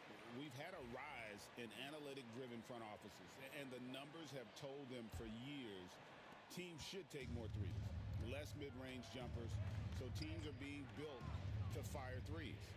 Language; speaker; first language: English; native; English